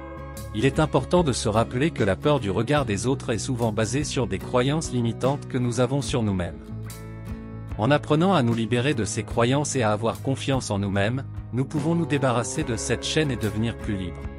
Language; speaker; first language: French; native; French